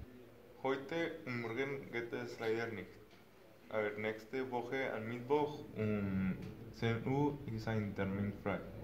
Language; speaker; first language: German; non-native, learner; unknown